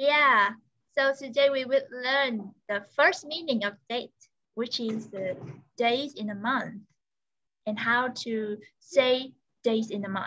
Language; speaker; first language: English; non-native, learner; Vietnamese